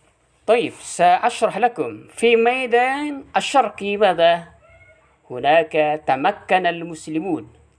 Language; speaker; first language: Arabic; non-native, fluent; Indonesian